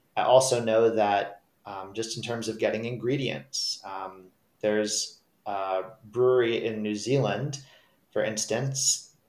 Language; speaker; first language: English; native; English